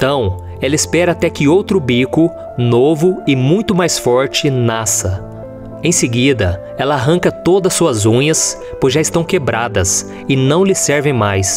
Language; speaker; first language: Portuguese; native; Portuguese